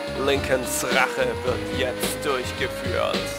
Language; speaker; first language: German; native; German